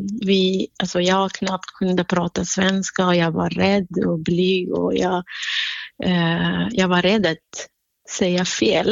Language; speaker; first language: Swedish; non-native, fluent; Kurdish